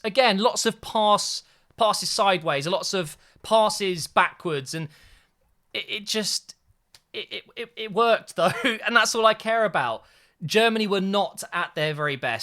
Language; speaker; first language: English; native; English